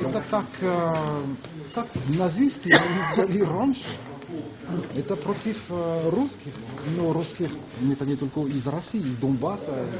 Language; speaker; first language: Russian; non-native, learner; French